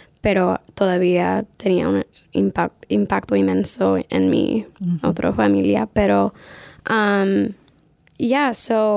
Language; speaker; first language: Spanish; early bilingual, heritage; Spanish